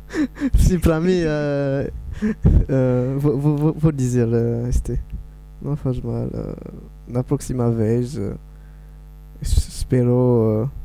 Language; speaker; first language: Portuguese; non-native, learner; French